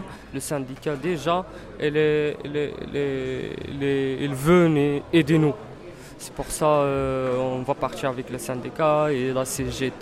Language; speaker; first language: French; non-native, learner; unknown